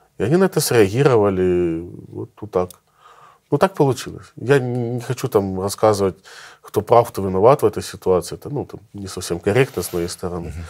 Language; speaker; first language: Russian; native; Russian